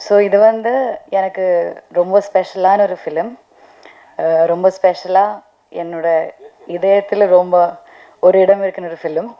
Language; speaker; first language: Tamil; non-native, learner; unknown